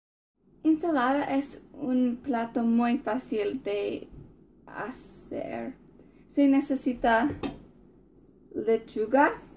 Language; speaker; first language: Spanish; non-native, learner; English